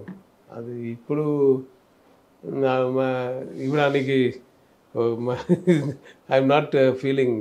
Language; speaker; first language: Telugu; non-native, learner; Tamil